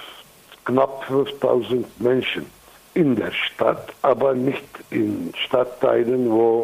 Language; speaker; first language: German; non-native, fluent; Kurdish